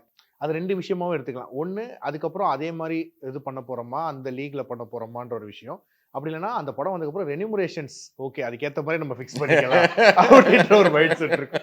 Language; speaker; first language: Tamil; native; Tamil